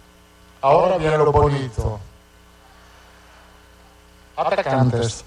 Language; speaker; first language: Portuguese; non-native, fluent; Italian